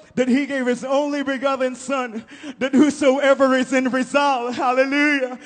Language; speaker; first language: English; non-native, local second language; Filipino